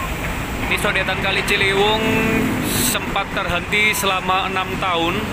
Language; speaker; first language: Indonesian; non-native, local second language; Javanese